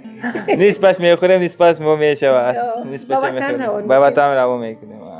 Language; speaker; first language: Persian; non-native, learner; Uzbek